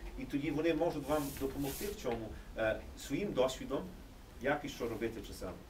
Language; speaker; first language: Ukrainian; early bilingual, heritage; English